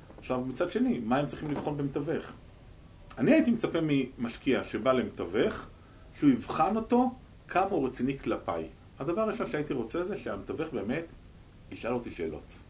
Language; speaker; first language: Hebrew; native; Hebrew